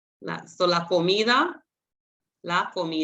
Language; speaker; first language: Spanish; non-native, fluent; English